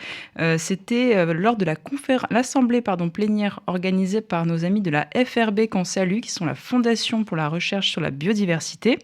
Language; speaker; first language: French; native; French